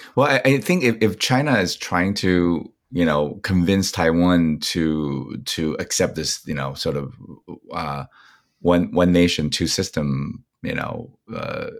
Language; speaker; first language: English; non-native, fluent; Chinese